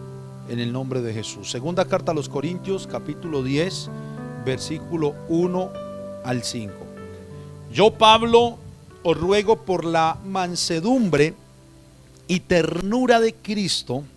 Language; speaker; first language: Spanish; native; Spanish